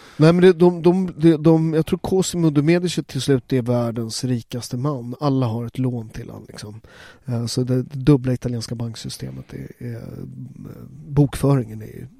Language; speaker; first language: Swedish; native; Swedish